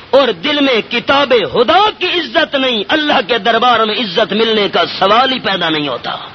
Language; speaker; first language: Urdu; non-native, local second language; Pashto